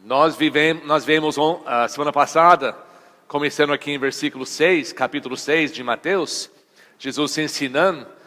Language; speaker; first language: Portuguese; non-native, fluent; English